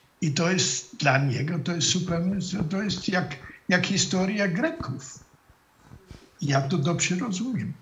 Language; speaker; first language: Polish; non-native, fluent; German